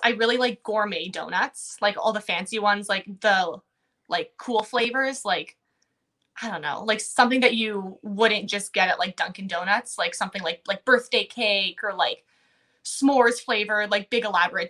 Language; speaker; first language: English; native; English